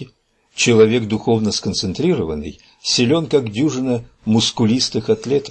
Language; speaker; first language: Russian; native; Russian